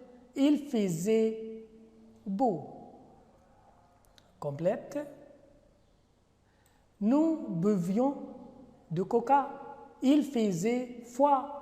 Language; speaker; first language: French; non-native, fluent; Arabic